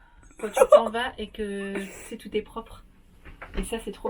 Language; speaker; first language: French; native; French